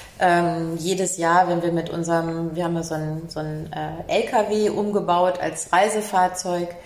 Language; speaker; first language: German; native; German